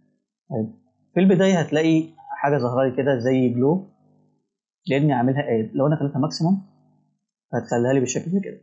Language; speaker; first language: Arabic; native; Arabic